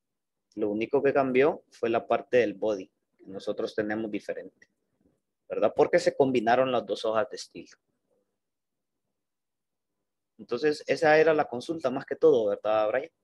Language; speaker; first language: Spanish; native; Spanish